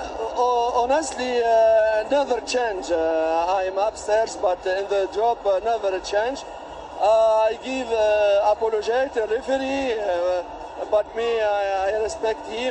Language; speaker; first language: English; non-native, learner; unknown